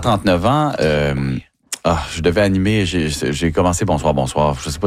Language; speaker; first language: French; native; French